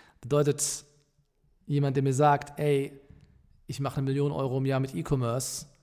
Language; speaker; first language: German; native; German